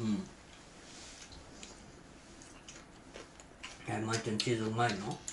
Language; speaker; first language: Japanese; native; Japanese